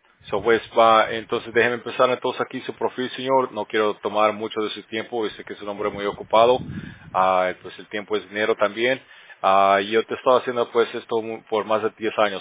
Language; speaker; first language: Spanish; early bilingual, heritage; Spanish